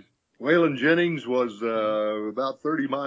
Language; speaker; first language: English; native; English